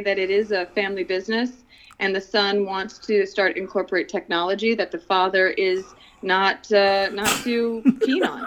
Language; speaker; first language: English; non-native, local second language; Filipino